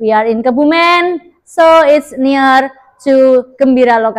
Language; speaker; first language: English; non-native, learner; Indonesian